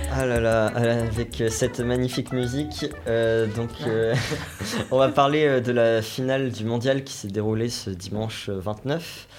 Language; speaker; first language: French; native; French